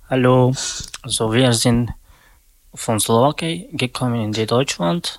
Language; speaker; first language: German; non-native, learner; Slovak